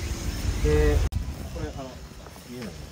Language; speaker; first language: Japanese; native; Japanese